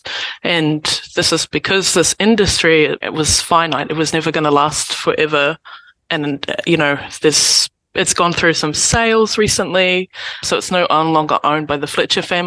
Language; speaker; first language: English; native; English